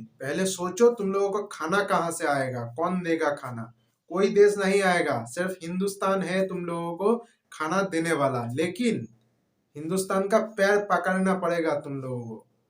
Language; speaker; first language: Hindi; non-native, local second language; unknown